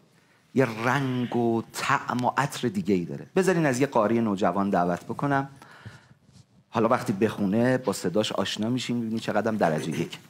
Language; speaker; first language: Persian; native; Persian